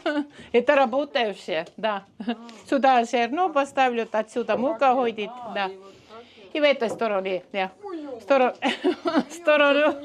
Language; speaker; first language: Russian; non-native, local second language; Estonian